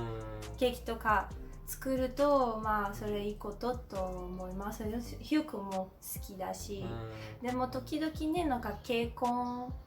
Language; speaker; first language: Japanese; non-native, learner; Portuguese